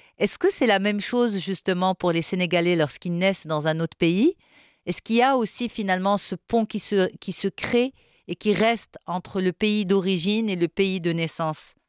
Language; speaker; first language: French; non-native, local second language; Arabic